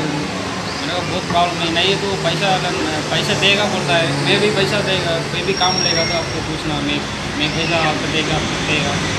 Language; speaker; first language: Hindi; non-native, local second language; Tamil